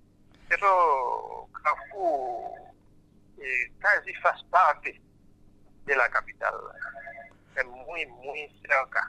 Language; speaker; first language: Spanish; non-native, fluent; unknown